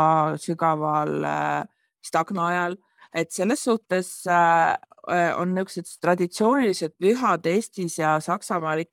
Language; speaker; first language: Estonian; native; Estonian